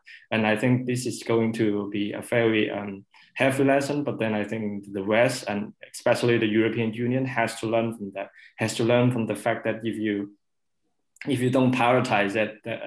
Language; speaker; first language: English; non-native, local second language; Cantonese